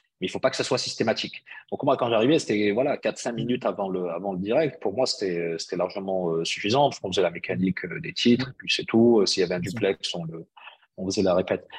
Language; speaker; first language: French; early bilingual, other home language; Arabic